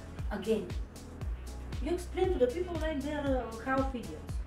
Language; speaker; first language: English; non-native, fluent; Bulgarian